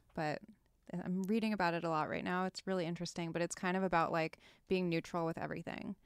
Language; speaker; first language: English; native; English